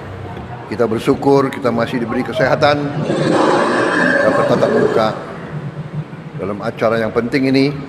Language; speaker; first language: Indonesian; native; Indonesian